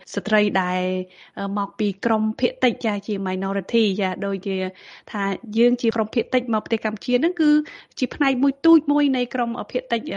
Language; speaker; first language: Khmer; native; Khmer